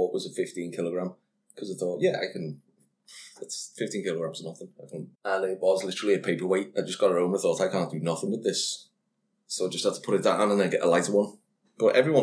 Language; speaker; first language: English; native; English